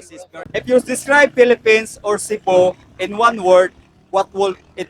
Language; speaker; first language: English; non-native, local second language; Cebuano